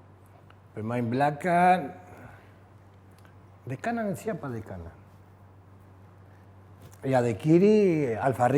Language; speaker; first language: Indonesian; non-native, fluent; Spanish